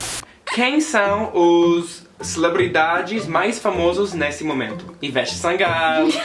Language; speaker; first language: Portuguese; non-native, learner; English